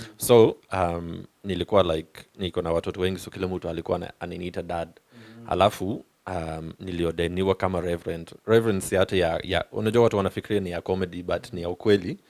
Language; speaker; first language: Swahili; non-native, fluent; English